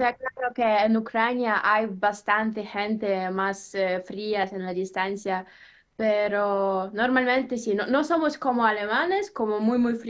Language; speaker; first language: Spanish; non-native, learner; Ukrainian